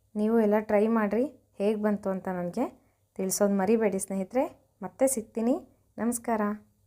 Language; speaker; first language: Kannada; native; Kannada